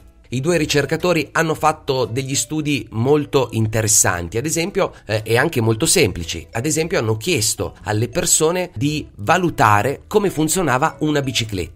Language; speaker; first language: Italian; native; Italian